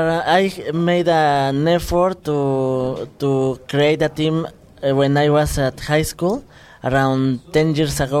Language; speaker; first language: English; non-native, fluent; Spanish